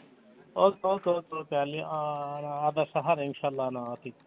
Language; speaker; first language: Arabic; non-native, learner; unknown